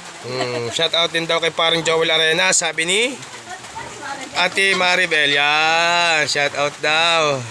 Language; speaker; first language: Filipino; native; Filipino